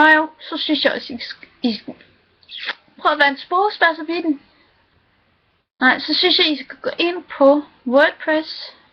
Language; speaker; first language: Danish; native; Danish